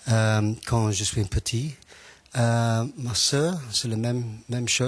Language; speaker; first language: French; non-native, learner; English